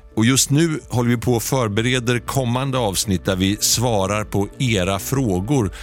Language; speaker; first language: Swedish; native; Swedish